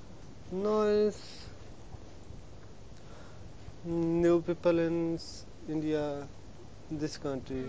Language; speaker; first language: English; non-native, learner; Punjabi